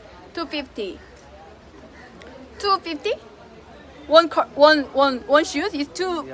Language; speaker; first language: English; non-native, learner; Korean